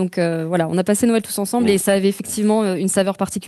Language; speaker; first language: French; native; French